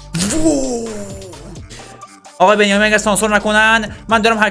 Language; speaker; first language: Persian; native; Persian